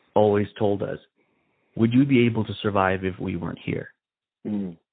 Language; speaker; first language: English; native; English